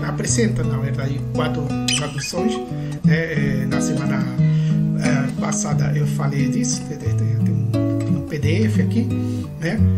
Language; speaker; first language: Portuguese; non-native, fluent; Spanish